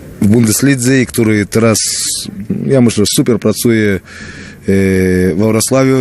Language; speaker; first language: Polish; non-native, fluent; Russian